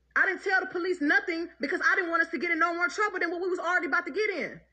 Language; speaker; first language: English; native; English